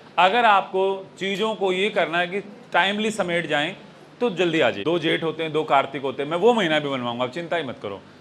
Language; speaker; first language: Hindi; native; Hindi